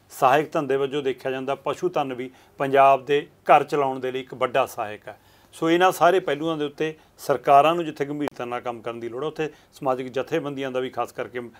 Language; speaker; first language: Punjabi; native; Punjabi